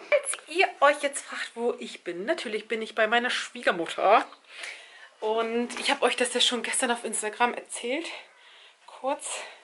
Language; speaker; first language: German; early bilingual, other home language; Turkish